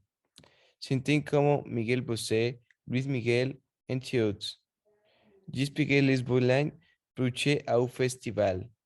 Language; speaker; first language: French; non-native, learner; Spanish